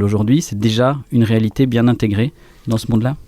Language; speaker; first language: French; native; French